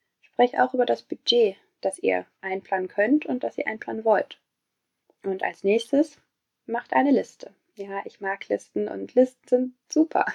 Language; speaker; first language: German; native; German